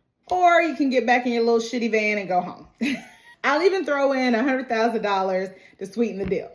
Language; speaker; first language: English; native; English